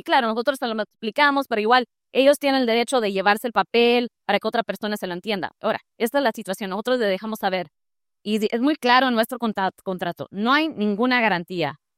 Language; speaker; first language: Spanish; early bilingual, heritage; Spanish